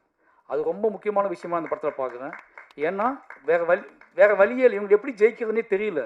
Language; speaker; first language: Tamil; native; Tamil